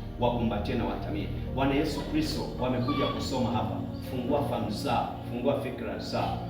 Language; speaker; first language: Swahili; native; Swahili